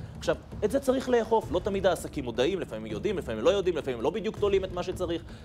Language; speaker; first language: Hebrew; native; Hebrew